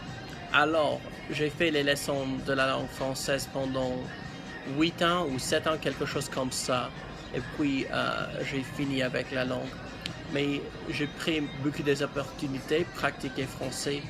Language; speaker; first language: French; non-native, learner; English